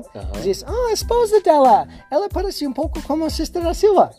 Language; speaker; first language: Portuguese; non-native, learner; English